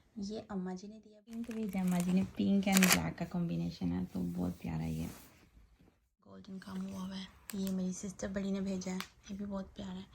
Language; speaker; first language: Urdu; native; Urdu